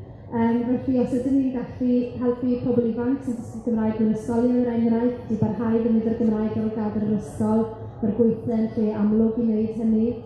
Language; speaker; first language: Welsh; native; Welsh